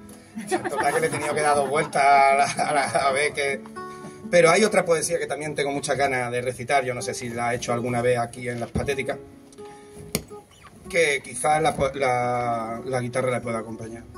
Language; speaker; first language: Spanish; native; Spanish